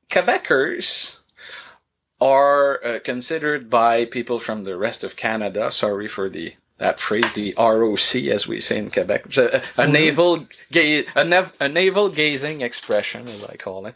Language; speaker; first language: English; non-native, fluent; French